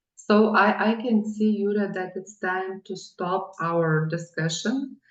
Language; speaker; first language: English; non-native, fluent; Lithuanian